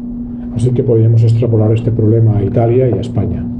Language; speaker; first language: Spanish; native; Spanish